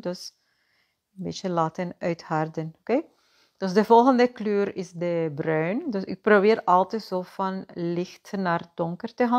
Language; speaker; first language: Dutch; non-native, fluent; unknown